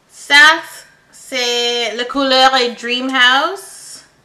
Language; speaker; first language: French; non-native, local second language; English